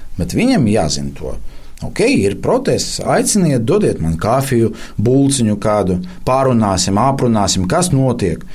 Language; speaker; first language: Latvian; non-native, local second language; Russian